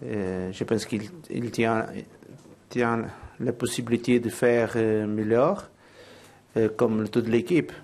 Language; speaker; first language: French; non-native, learner; Portuguese